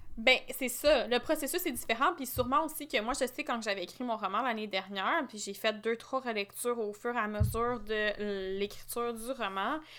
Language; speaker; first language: French; native; French